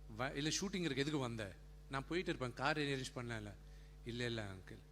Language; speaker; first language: Tamil; non-native, local second language; Telugu